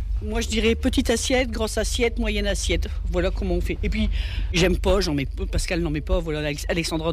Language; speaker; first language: French; native; French